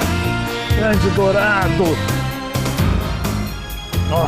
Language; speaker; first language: Portuguese; native; Portuguese